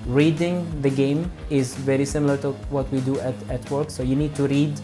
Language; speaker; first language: English; non-native, fluent; Arabic